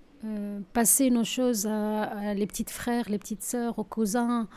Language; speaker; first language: French; non-native, local second language; Arabic